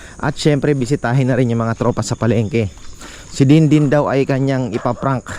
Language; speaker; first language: Filipino; native; Filipino